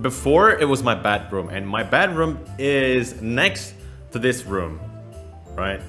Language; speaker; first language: English; non-native, fluent; Indonesian